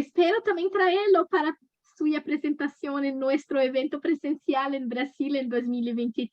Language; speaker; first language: Spanish; non-native, learner; Portuguese